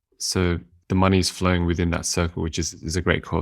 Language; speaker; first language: English; native; English